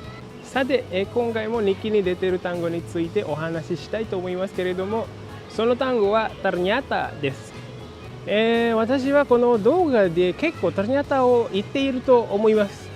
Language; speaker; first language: Japanese; non-native, fluent; Indonesian